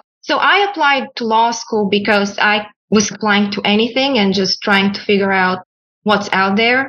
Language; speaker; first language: English; non-native, fluent; Bulgarian